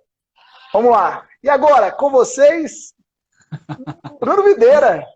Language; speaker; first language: Portuguese; native; Portuguese